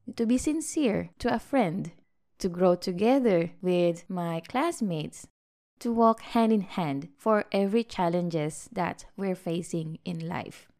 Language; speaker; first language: English; non-native, local second language; Filipino